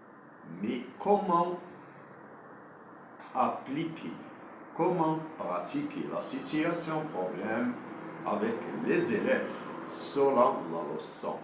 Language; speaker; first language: French; non-native, local second language; Arabic